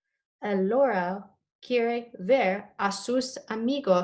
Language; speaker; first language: Spanish; non-native, fluent; English